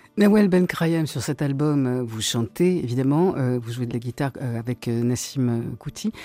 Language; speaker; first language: French; native; French